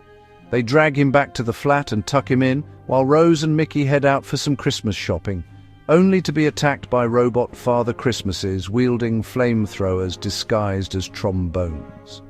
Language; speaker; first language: English; native; English